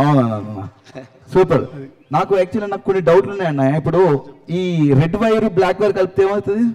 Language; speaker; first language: Telugu; native; Telugu